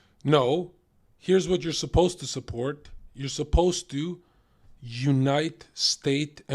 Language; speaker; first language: English; native; English